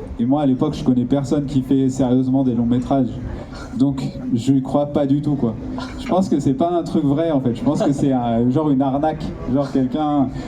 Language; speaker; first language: French; native; French